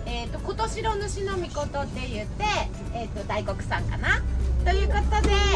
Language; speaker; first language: Japanese; native; Japanese